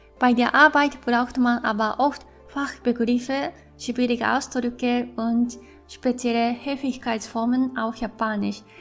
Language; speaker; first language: German; non-native, fluent; Japanese